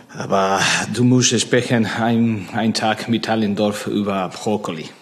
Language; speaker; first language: German; non-native, learner; Spanish